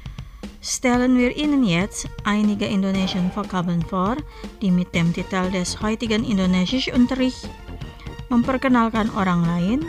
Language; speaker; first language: German; non-native, fluent; Indonesian